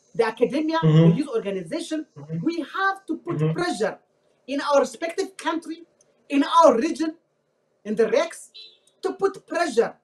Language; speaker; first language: English; non-native, fluent; Amharic